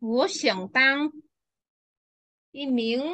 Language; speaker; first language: Chinese; non-native, fluent; Vietnamese